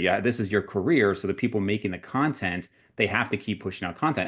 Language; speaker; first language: English; native; English